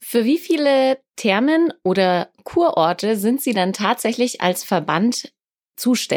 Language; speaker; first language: German; native; German